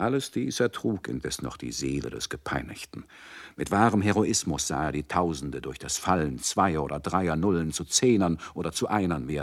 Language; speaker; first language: German; native; German